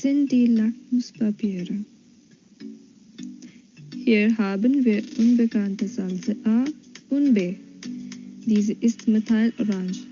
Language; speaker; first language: German; non-native, fluent; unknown